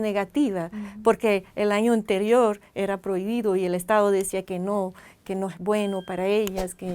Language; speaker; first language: Spanish; non-native, fluent; French